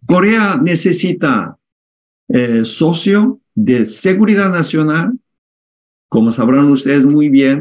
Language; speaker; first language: Spanish; non-native, fluent; Korean